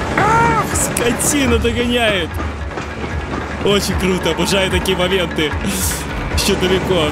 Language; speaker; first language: Russian; native; Russian